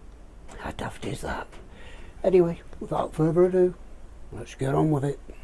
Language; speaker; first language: English; native; English